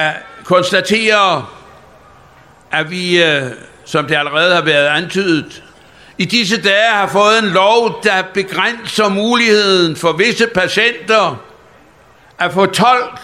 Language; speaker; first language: Danish; native; Danish